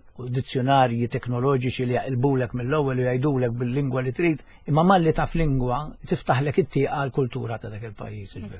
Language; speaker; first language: Maltese; native; Maltese